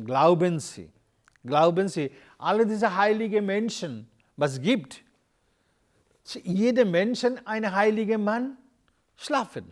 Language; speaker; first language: German; non-native, learner; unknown